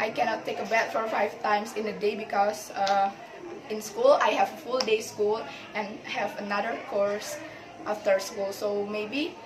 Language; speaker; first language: English; non-native, learner; Indonesian